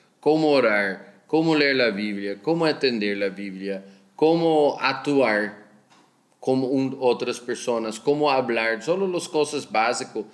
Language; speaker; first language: Spanish; non-native, learner; Dutch